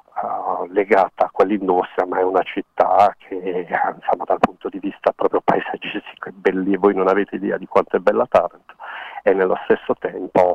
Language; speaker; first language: Italian; native; Italian